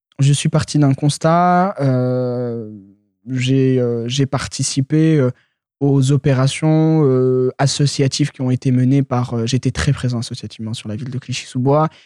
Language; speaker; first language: French; early bilingual, other home language; Arabic